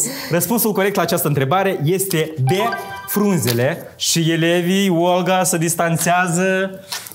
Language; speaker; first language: Romanian; native; Romanian